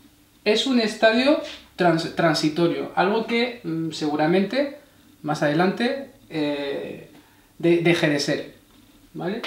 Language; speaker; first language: Spanish; non-native, fluent; French